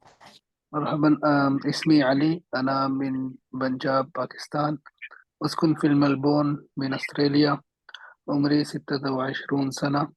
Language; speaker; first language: Arabic; non-native, learner; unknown